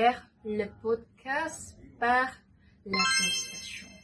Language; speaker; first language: French; non-native, learner; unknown